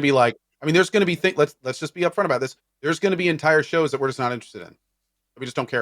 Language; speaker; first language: English; native; English